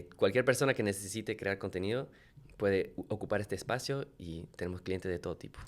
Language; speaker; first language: Spanish; early bilingual, other home language; French